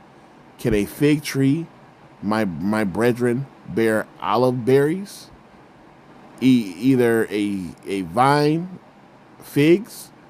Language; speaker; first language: English; native; English